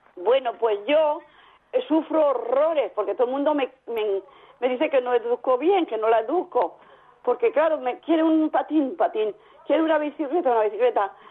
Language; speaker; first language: Spanish; native; Spanish